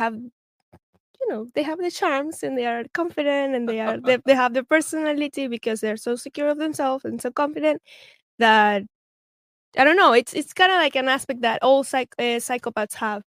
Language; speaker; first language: English; non-native, fluent; Spanish